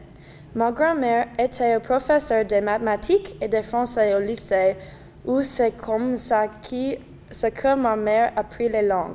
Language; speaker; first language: French; non-native, learner; English